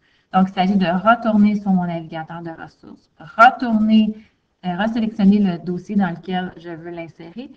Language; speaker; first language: French; native; French